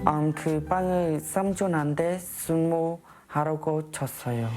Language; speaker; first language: Korean; non-native, learner; Khmer